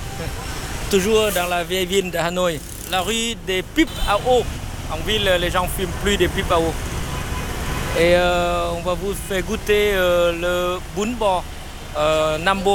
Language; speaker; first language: French; non-native, fluent; Vietnamese